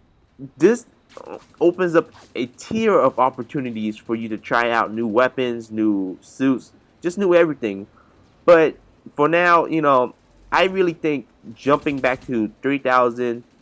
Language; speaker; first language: English; native; English